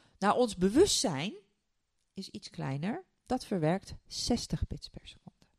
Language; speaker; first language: Dutch; non-native, fluent; Turkish